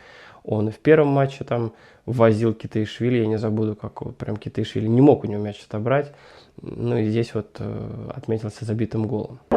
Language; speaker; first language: Russian; native; Russian